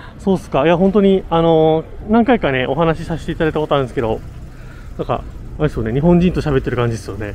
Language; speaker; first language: Japanese; native; Japanese